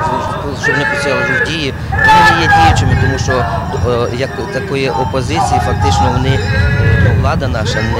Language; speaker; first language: Ukrainian; native; Ukrainian